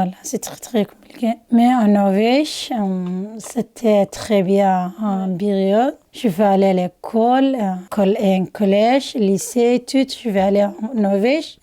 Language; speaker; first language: French; non-native, learner; Somali